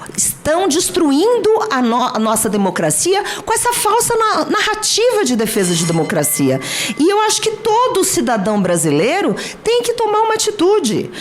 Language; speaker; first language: Portuguese; native; Portuguese